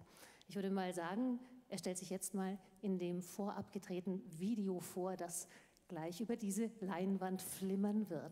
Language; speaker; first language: German; native; German